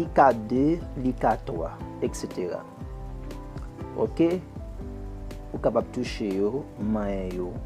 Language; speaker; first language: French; non-native, local second language; Haitian Creole